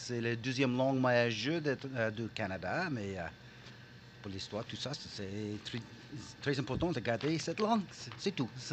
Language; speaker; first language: French; non-native, local second language; English